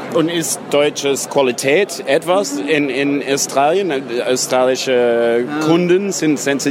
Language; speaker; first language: German; non-native, learner; English